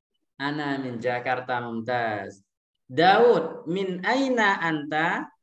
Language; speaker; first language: Arabic; non-native, fluent; Indonesian